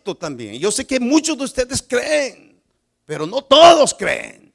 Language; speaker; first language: Spanish; native; Spanish